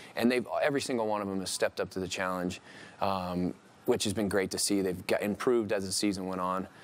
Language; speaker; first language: English; native; English